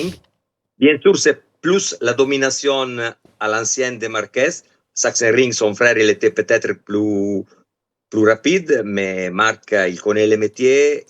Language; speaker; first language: French; non-native, fluent; Italian